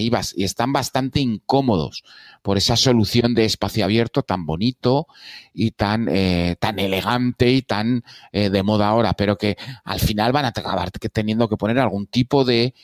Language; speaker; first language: Spanish; native; Spanish